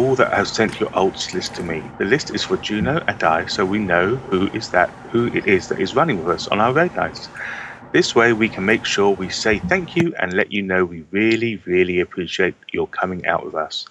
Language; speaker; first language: English; native; English